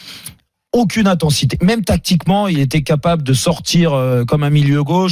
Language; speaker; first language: French; native; French